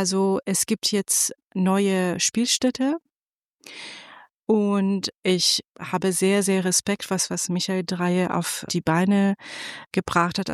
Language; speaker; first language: German; non-native, fluent; Persian